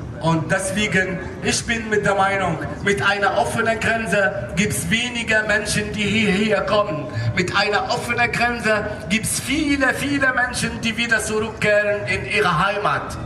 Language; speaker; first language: German; non-native, local second language; Arabic